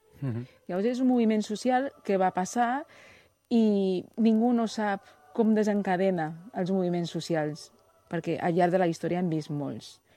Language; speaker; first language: Catalan; non-native, fluent; Chinese